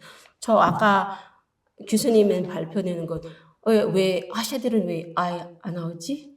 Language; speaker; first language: Korean; non-native, learner; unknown